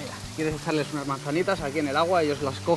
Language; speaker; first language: Spanish; native; Spanish